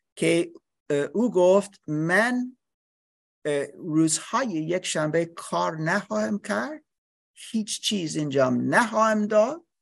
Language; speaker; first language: Persian; non-native, learner; English